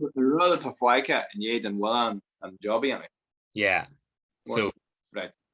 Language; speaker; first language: Irish; native; Irish